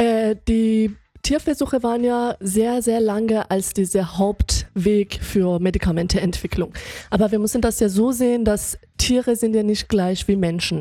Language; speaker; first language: German; non-native, fluent; Persian